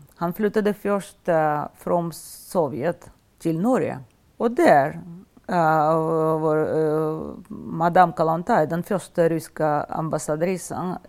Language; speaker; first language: Swedish; non-native, fluent; Russian